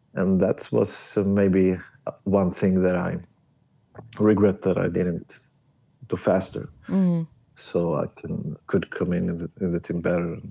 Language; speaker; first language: English; non-native, learner; Swedish